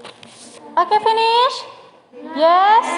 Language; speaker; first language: English; non-native, learner; Indonesian